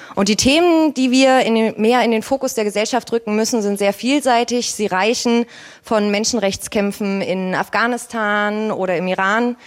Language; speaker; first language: German; native; German